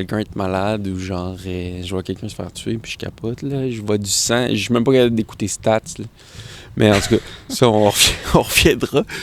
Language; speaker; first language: French; native; French